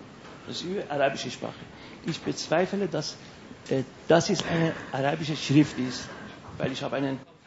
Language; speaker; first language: German; non-native, fluent; Persian